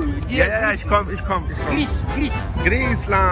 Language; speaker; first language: German; non-native, fluent; Urdu